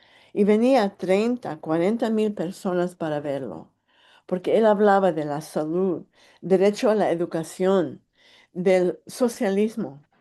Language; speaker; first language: Spanish; early bilingual, heritage; English